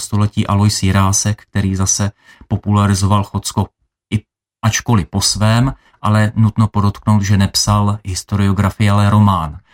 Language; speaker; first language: Czech; native; Czech